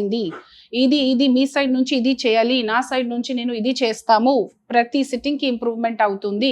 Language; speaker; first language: Telugu; non-native, local second language; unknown